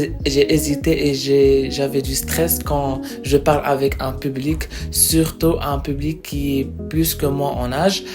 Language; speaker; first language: French; non-native, local second language; Arabic